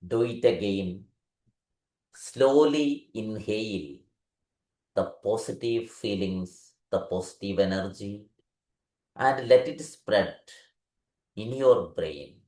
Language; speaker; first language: English; non-native, local second language; Malayalam